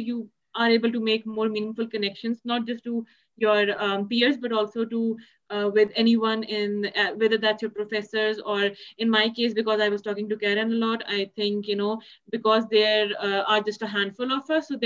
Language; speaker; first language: English; non-native, local second language; Urdu